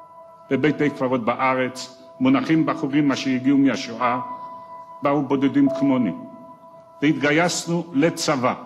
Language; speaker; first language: Hebrew; non-native, fluent; Yiddish